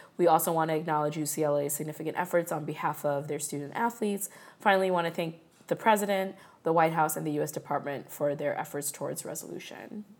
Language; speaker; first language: English; early bilingual, other home language; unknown